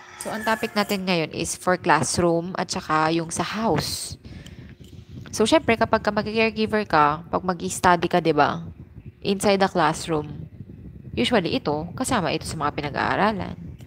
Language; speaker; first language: Filipino; native; Filipino